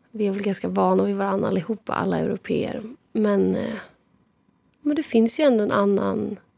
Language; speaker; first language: Swedish; native; Swedish